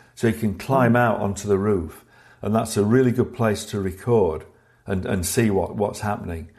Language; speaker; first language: English; native; English